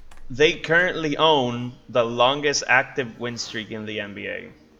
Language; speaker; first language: English; non-native, local second language; Spanish